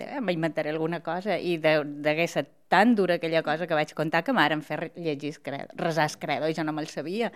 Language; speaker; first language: Catalan; native; Catalan